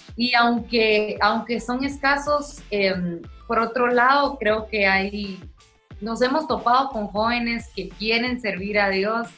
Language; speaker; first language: Spanish; native; Spanish